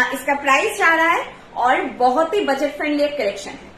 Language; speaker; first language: Hindi; non-native, local second language; Bangla